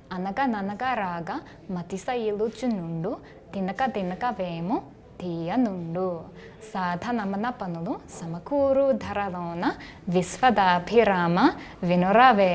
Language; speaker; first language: Telugu; non-native, learner; English